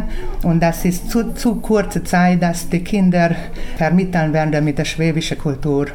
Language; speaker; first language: German; early bilingual, heritage; German